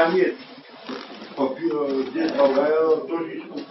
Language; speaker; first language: Russian; non-native, learner; Bulgarian